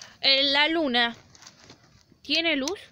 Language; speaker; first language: Spanish; native; Spanish